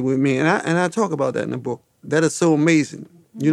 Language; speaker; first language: English; native; English